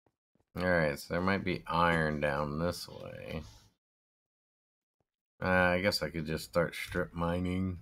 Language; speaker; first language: English; native; English